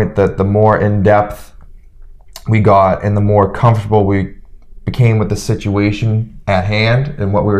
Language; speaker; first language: English; native; English